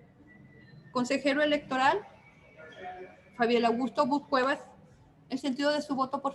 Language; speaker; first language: Spanish; native; Spanish